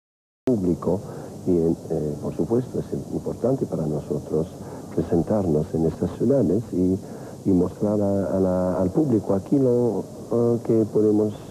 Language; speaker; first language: Spanish; non-native, fluent; French